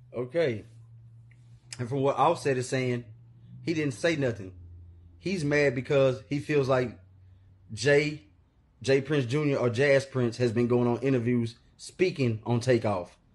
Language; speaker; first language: English; native; English